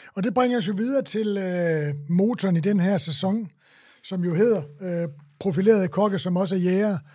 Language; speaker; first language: Danish; native; Danish